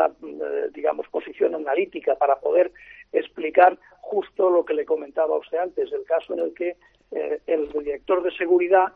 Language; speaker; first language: Spanish; native; Spanish